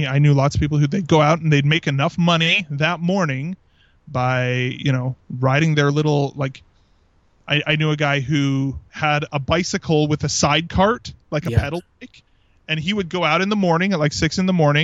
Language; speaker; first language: English; native; English